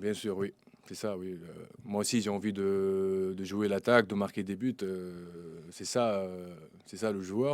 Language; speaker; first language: French; non-native, local second language; Arabic